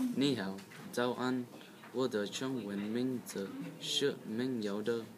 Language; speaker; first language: Chinese; non-native, learner; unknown